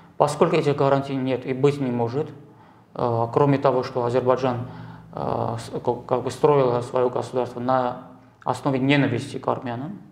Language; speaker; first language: Russian; non-native, local second language; Armenian